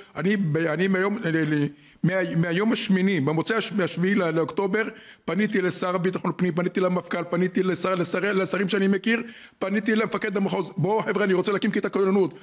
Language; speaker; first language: Hebrew; native; Hebrew